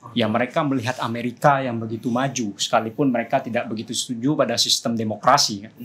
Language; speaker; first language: Indonesian; non-native, local second language; Madurese